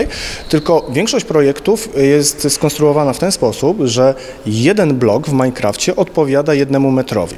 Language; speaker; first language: Polish; native; Polish